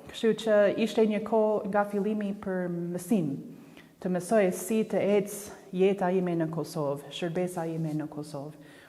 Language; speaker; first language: Albanian; non-native, fluent; English